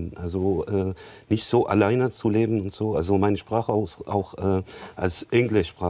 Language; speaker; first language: German; non-native, learner; Arabic